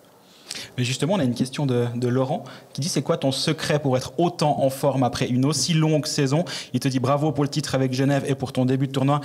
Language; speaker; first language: French; native; French